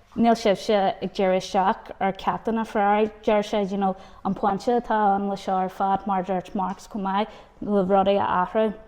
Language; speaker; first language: Irish; non-native, local second language; English